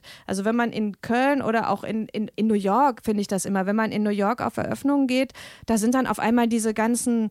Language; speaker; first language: German; native; German